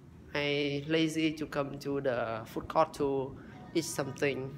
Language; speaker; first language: English; non-native, learner; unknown